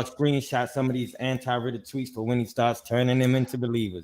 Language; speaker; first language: English; native; English